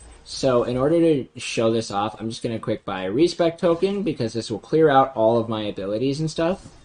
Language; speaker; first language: English; native; English